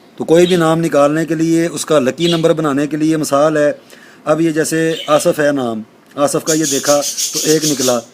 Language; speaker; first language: Urdu; native; Urdu